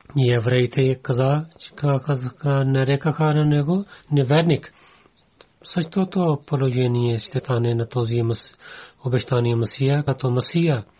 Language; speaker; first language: Bulgarian; non-native, learner; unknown